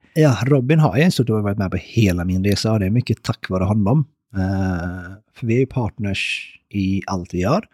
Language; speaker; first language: Swedish; early bilingual, other home language; Persian